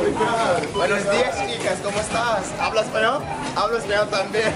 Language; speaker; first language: Spanish; non-native, learner; Portuguese